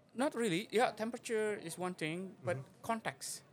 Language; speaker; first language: English; non-native, fluent; Indonesian